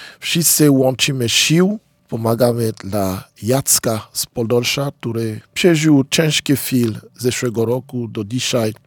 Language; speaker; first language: Polish; non-native, fluent; Lingala